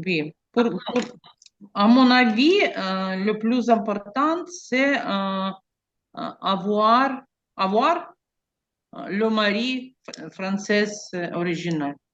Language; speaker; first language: French; non-native, learner; Ukrainian